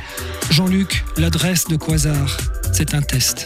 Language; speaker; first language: French; native; French